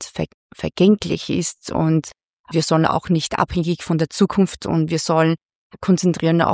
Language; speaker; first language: German; non-native, fluent; Chinese